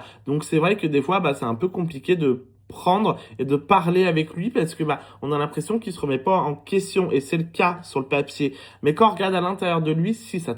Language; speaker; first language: French; native; French